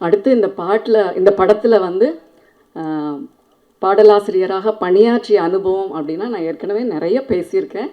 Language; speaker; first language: Tamil; native; Tamil